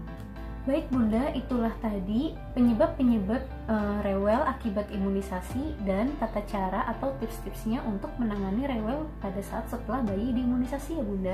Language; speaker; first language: Indonesian; native; Indonesian